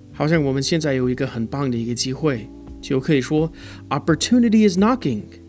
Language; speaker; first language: Chinese; non-native, fluent; English